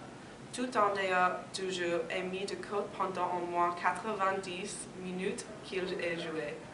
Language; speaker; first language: French; non-native, learner; English